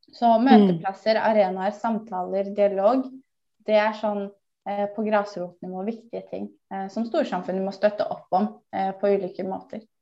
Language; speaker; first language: Norwegian; early bilingual, other home language; Somali